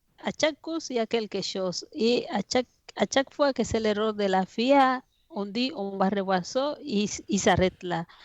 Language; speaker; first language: French; non-native, fluent; Spanish